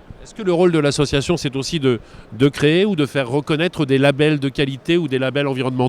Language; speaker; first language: French; native; French